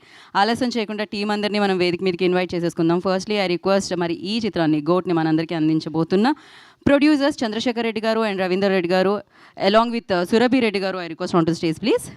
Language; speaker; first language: Telugu; native; Telugu